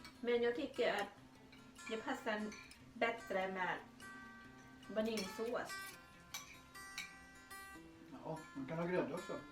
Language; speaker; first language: Swedish; non-native, learner; Thai